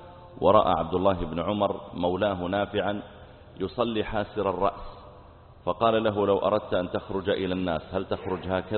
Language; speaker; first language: Arabic; native; Arabic